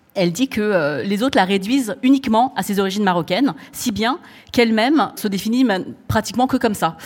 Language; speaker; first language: French; native; French